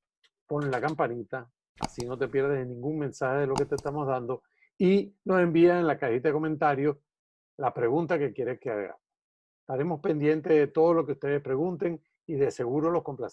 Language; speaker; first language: Spanish; native; Spanish